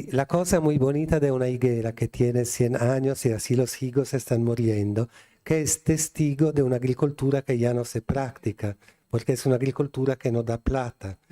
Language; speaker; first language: Spanish; non-native, fluent; Italian